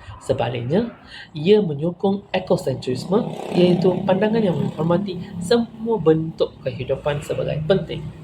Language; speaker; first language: Malay; non-native, local second language; Tamil